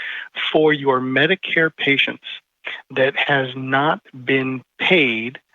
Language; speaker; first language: English; native; English